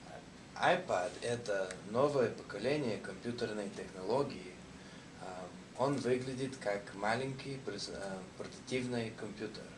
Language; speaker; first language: Russian; non-native, learner; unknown